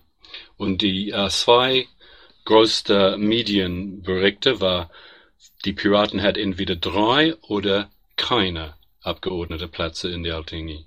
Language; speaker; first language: German; non-native, learner; English